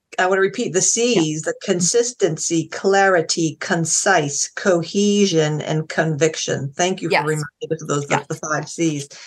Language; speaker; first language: English; native; English